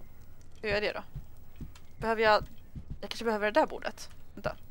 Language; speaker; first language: Swedish; native; Swedish